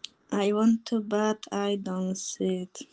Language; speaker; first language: English; non-native, learner; Polish